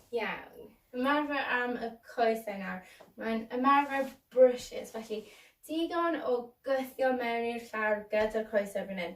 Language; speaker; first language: Welsh; non-native, local second language; English